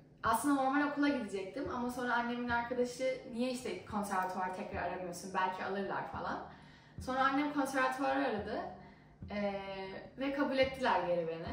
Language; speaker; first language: Turkish; early bilingual, heritage; Turkish